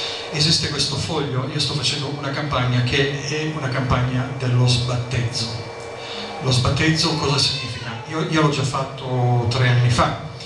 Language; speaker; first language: Italian; native; Italian